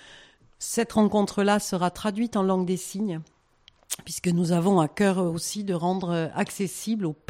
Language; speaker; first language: French; native; French